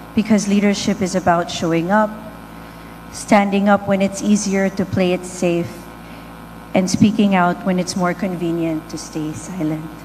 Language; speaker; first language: English; non-native, local second language; Filipino